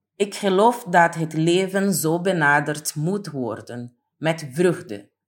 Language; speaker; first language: Dutch; non-native, fluent; Portuguese